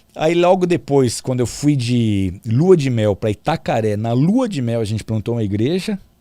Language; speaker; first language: Portuguese; native; Portuguese